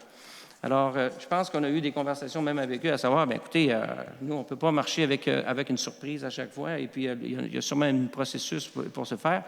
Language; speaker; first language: French; native; French